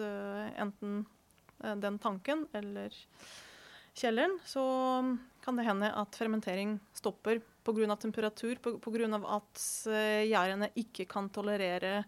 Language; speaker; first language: Norwegian; non-native, fluent; Ukrainian